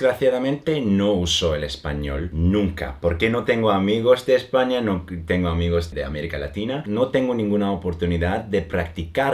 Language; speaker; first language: Spanish; non-native, learner; German